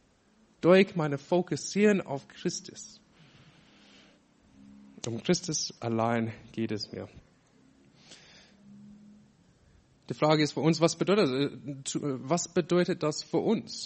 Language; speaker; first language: German; non-native, fluent; English